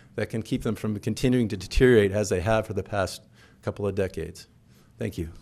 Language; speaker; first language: English; native; English